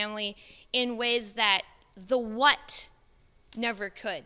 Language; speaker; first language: English; native; English